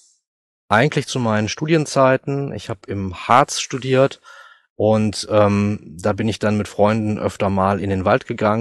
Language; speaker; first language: German; native; German